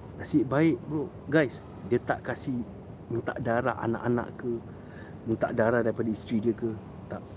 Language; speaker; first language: Malay; native; Malay